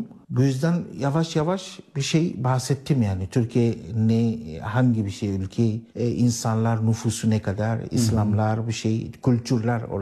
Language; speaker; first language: Turkish; non-native, learner; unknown